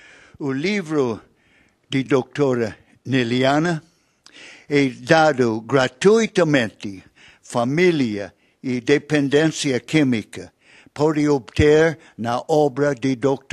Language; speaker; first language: Portuguese; non-native, fluent; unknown